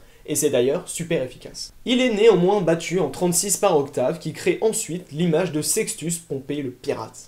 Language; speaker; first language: French; native; French